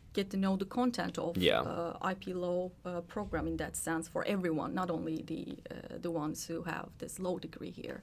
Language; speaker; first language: English; non-native, fluent; Turkish